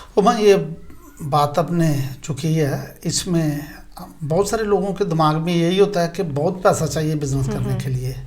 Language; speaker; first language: Urdu; non-native, local second language; Punjabi